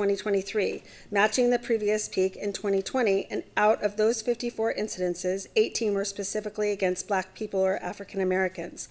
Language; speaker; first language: English; native; English